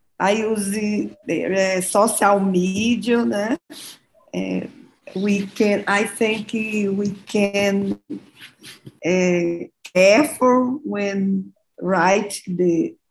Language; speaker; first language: English; non-native, learner; Portuguese